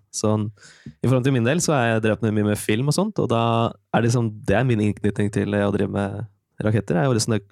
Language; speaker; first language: Norwegian; native; Norwegian